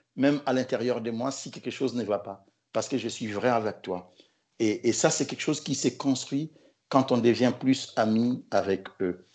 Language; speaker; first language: French; non-native, local second language; Lingala